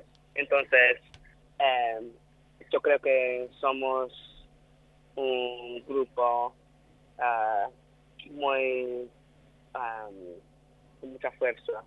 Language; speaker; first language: Spanish; non-native, learner; English